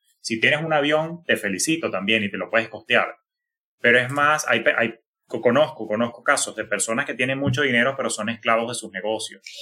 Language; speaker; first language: Spanish; native; Spanish